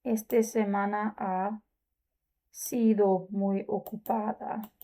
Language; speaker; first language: Spanish; non-native, learner; English